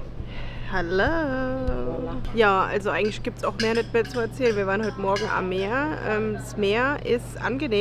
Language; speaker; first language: German; native; German